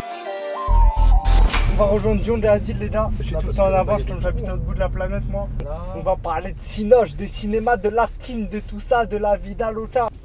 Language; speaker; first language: French; native; French